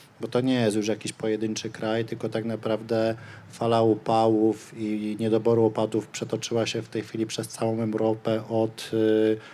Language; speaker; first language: Polish; native; Polish